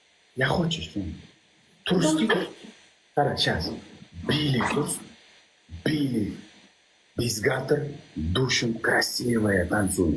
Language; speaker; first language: Russian; non-native, learner; Uzbek